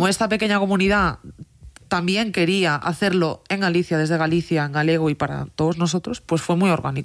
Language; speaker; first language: Spanish; native; Spanish